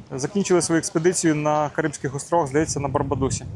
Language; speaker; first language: Ukrainian; native; Ukrainian